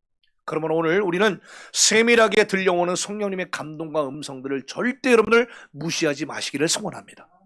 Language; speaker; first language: Korean; native; Korean